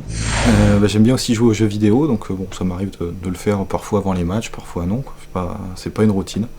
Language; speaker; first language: French; native; French